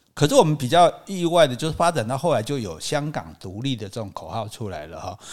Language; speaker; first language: Chinese; native; Chinese